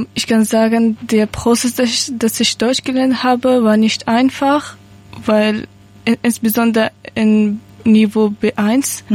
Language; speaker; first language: German; non-native, learner; Persian